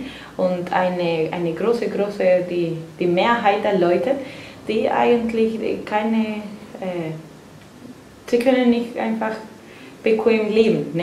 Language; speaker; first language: German; non-native, fluent; Spanish